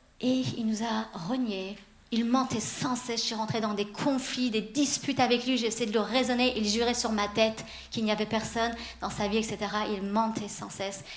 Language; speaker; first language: French; early bilingual, other home language; Persian